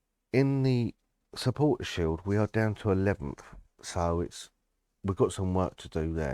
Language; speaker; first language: English; native; English